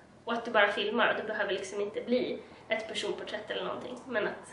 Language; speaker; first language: Swedish; native; Swedish